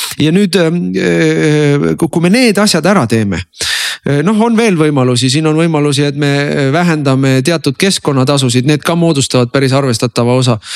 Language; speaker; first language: Estonian; native; Estonian